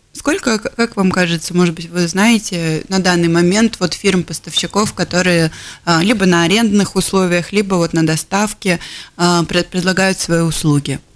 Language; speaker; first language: Russian; native; Russian